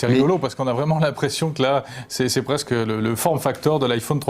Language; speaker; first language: French; native; French